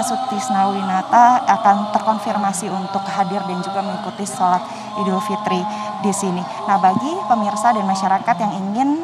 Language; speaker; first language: Indonesian; native; Indonesian